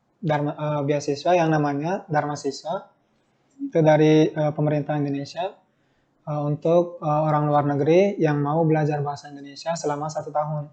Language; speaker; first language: Indonesian; non-native, fluent; Turkmen